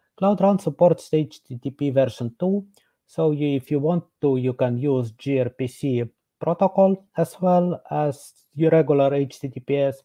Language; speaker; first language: English; non-native, fluent; Estonian